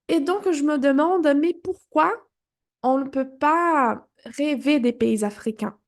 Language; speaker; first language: French; non-native, fluent; Portuguese